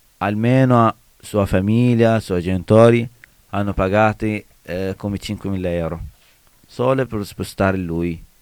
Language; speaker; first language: Italian; non-native, learner; Arabic